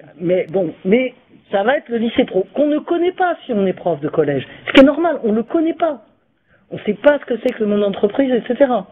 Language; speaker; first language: French; native; French